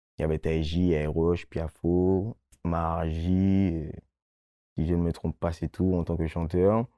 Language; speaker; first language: French; non-native, local second language; Guadeloupean Creole French